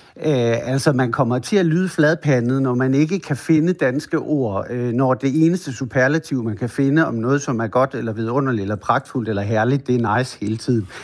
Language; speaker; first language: Danish; native; Danish